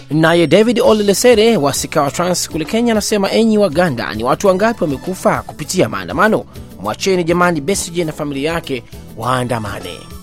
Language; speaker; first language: Swahili; native; Swahili